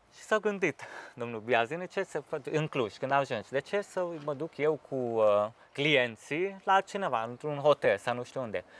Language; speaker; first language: Romanian; non-native, fluent; French